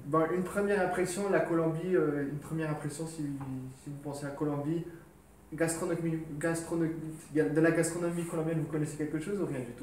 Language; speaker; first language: French; native; French